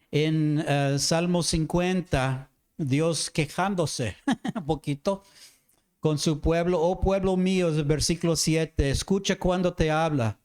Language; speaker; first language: Spanish; non-native, fluent; English